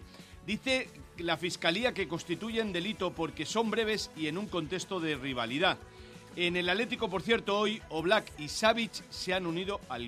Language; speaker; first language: Spanish; native; Spanish